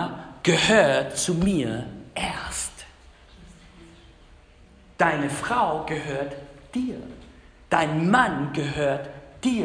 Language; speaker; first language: German; non-native, fluent; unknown